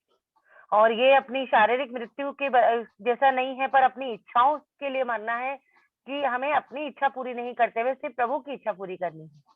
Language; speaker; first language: Hindi; native; Hindi